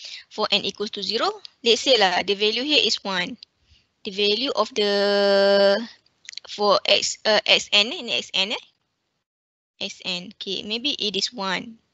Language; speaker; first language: English; non-native, local second language; Malay